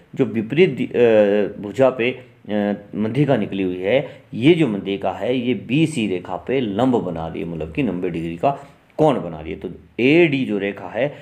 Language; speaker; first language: Hindi; native; Hindi